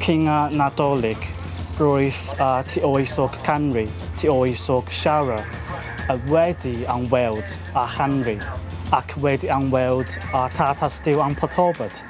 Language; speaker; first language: Welsh; non-native, learner; Chinese